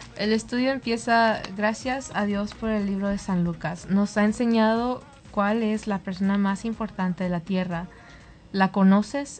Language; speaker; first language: Spanish; early bilingual, heritage; Spanish